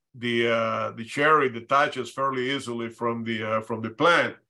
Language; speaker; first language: English; non-native, fluent; Spanish